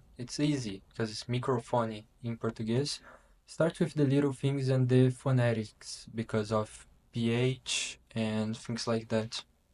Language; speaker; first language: English; non-native, learner; Portuguese